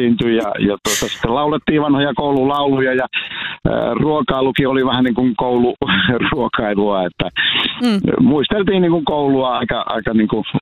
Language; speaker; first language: Finnish; native; Finnish